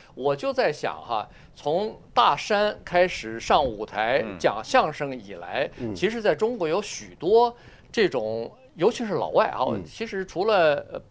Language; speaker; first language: Chinese; native; Chinese